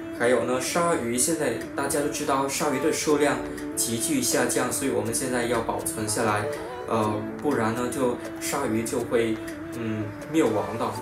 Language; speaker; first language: Chinese; non-native, fluent; Vietnamese